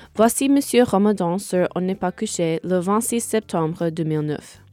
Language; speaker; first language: French; non-native, fluent; English